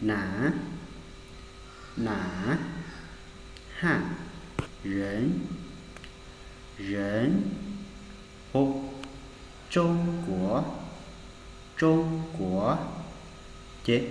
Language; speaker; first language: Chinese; non-native, fluent; Hmong